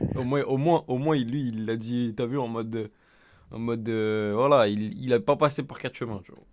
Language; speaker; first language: French; native; French